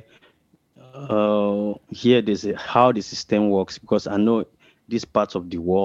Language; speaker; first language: English; non-native, local second language; Ibibio